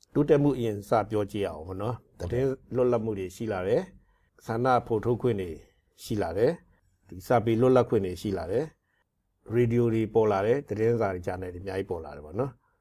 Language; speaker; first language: Burmese; non-native, local second language; Shan